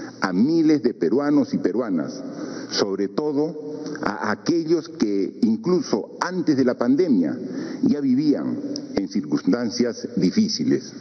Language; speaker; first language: Spanish; native; Spanish